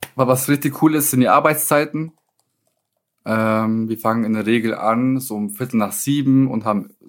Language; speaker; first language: German; native; German